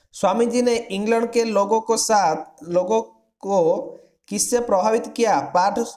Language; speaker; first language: Hindi; non-native, local second language; Odia